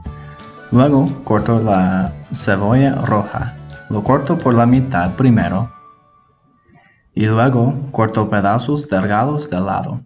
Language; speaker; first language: Spanish; non-native, learner; English